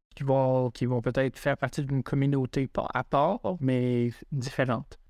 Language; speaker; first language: French; native; French